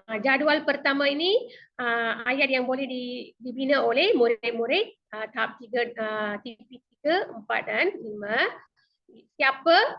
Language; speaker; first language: Malay; non-native, local second language; Tamil